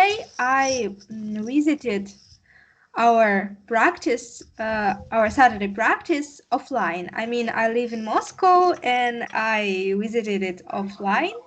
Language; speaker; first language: English; non-native, learner; Russian